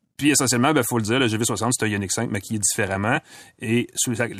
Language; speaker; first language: French; native; French